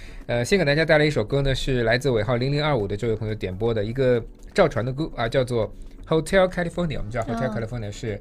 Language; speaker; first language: Chinese; native; Chinese